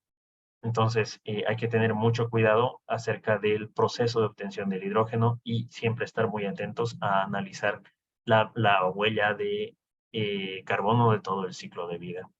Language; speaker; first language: Spanish; native; Spanish